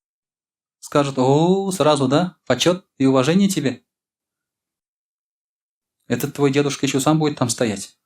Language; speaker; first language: Russian; non-native, local second language; Tatar